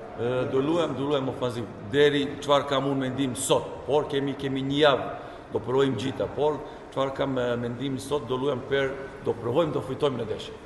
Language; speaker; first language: Albanian; non-native, learner; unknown